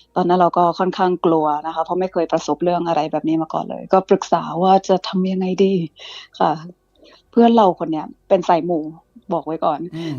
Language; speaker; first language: Thai; early bilingual, other home language; English